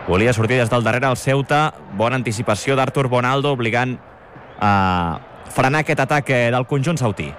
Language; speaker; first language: Catalan; native; Catalan